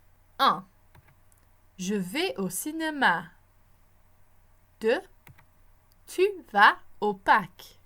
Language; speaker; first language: French; non-native, fluent; English